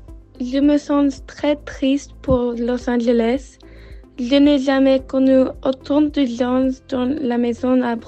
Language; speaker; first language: French; non-native, learner; English